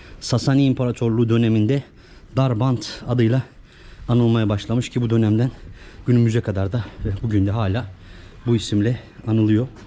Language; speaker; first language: Turkish; native; Turkish